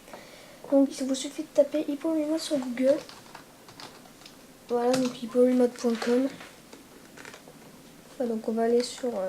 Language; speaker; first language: French; native; French